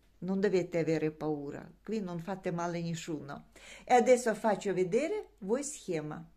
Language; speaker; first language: Italian; non-native, learner; Russian